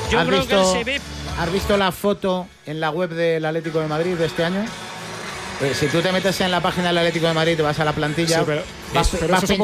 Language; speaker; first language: Spanish; native; Spanish